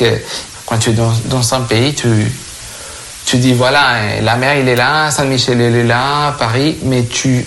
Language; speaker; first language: French; non-native, fluent; Spanish